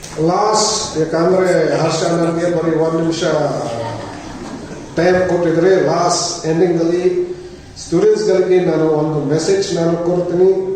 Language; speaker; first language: Kannada; non-native, learner; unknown